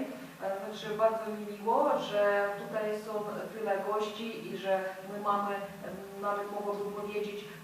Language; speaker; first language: Polish; non-native, fluent; Ukrainian